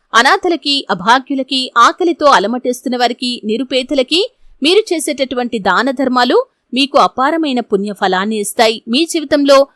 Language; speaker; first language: Telugu; native; Telugu